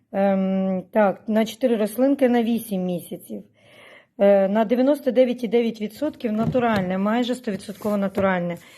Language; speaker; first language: Ukrainian; non-native, local second language; Russian